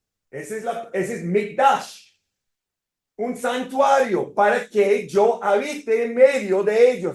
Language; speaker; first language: Spanish; non-native, fluent; English